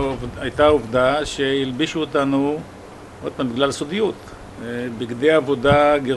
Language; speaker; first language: Hebrew; early bilingual, other home language; Polish